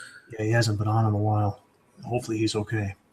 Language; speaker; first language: English; native; English